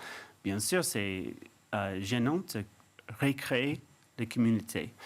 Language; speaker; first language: French; non-native, fluent; English